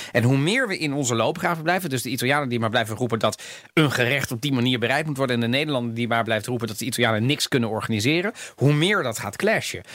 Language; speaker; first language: Dutch; native; Dutch